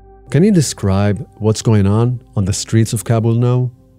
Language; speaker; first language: English; non-native, fluent; Hebrew